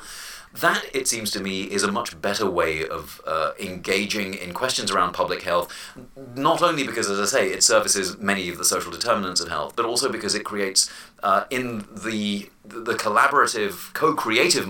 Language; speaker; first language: English; native; English